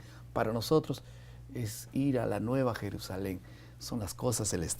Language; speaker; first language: Spanish; native; Spanish